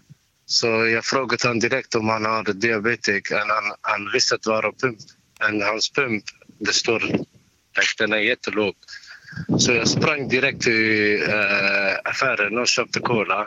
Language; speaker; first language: Swedish; non-native, learner; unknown